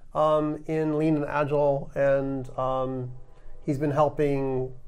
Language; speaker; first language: English; early bilingual, other home language; Ukrainian